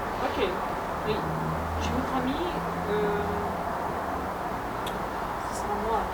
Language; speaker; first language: French; non-native, fluent; Russian